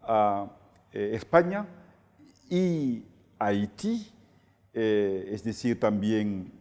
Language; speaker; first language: Spanish; non-native, fluent; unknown